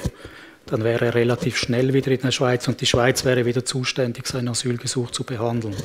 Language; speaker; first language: German; native; German